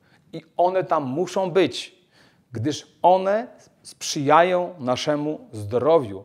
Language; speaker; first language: Polish; native; Polish